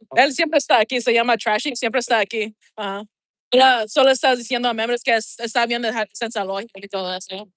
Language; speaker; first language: Spanish; non-native, learner; English